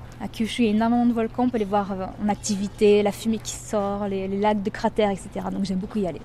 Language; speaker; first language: French; native; French